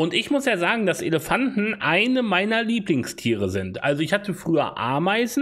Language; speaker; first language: German; native; German